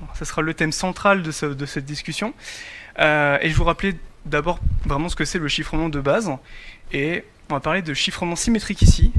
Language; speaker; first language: French; native; French